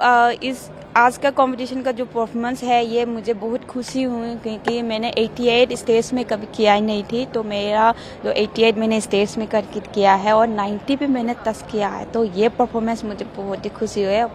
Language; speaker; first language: Hindi; non-native, local second language; Manipuri